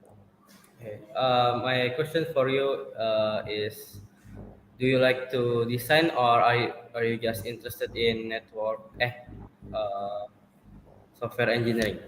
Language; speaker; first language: English; non-native, fluent; Indonesian